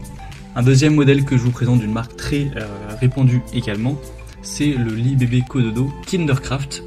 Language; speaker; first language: French; native; French